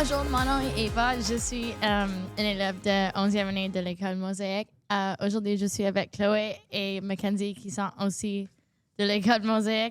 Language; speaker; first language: French; non-native, local second language; English